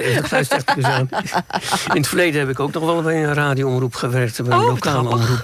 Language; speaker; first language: Dutch; native; Dutch